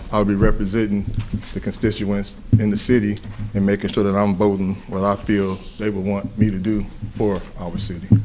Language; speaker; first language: English; native; English